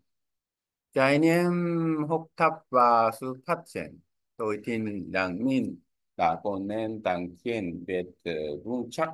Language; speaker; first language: Vietnamese; non-native, learner; Korean